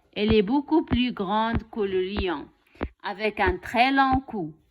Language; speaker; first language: French; non-native, local second language; Arabic